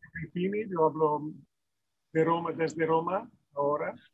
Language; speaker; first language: Spanish; non-native, fluent; Italian